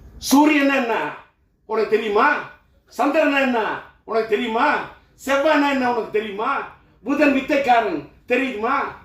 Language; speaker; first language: Tamil; native; Tamil